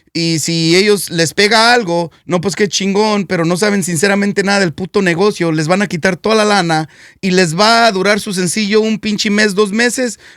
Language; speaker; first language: Spanish; early bilingual, heritage; Spanish